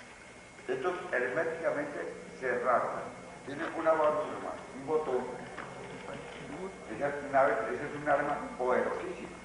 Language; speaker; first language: Spanish; native; Spanish